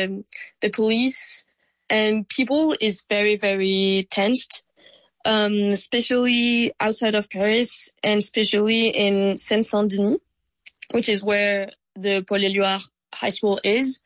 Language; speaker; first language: English; non-native, fluent; French